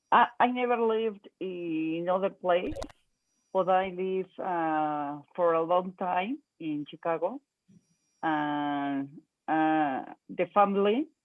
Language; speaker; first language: English; non-native, learner; Spanish